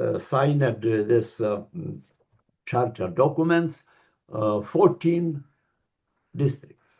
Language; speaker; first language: English; non-native, learner; Lithuanian